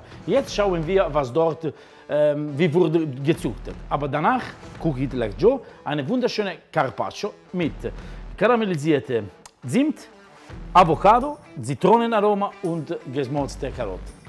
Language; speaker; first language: German; non-native, fluent; Italian